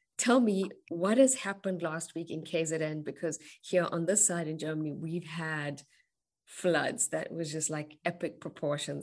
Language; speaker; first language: English; native; English